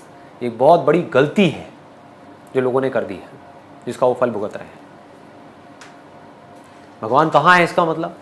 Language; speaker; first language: Hindi; native; Hindi